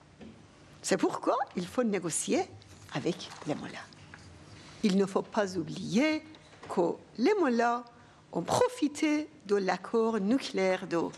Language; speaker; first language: French; non-native, fluent; Persian